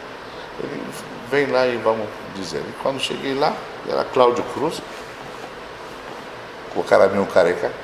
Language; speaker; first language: Portuguese; non-native, fluent; Romanian